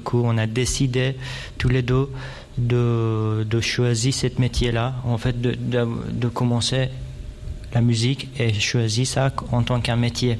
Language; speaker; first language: French; non-native, fluent; Persian